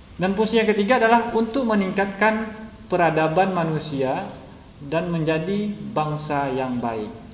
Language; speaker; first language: Indonesian; native; Indonesian